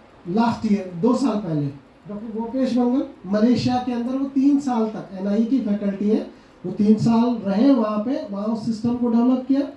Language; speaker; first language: Hindi; native; Hindi